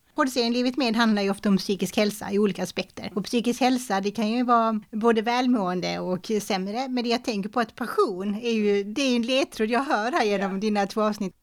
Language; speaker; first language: Swedish; native; Swedish